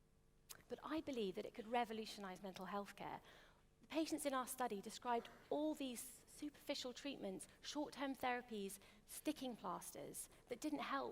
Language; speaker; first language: English; native; English